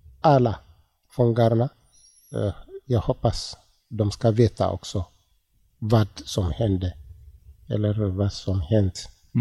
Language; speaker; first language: Swedish; non-native, learner; Tigrinya